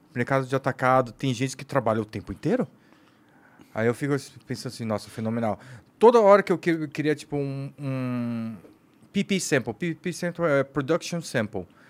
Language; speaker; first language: Portuguese; native; Portuguese